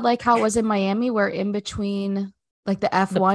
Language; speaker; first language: English; native; English